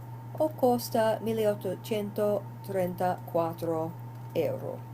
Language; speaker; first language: Italian; non-native, fluent; English